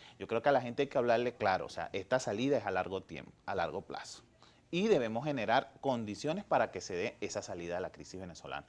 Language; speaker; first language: Spanish; native; Spanish